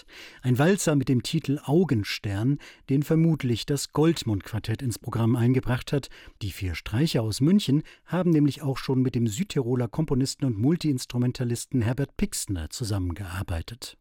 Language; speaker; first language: German; native; German